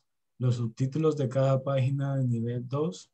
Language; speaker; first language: Spanish; native; Spanish